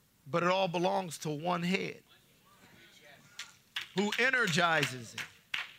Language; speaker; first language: English; native; English